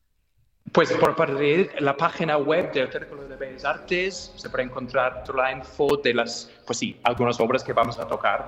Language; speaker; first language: Spanish; non-native, fluent; English